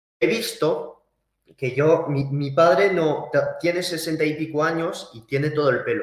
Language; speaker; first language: Spanish; early bilingual, heritage; Spanish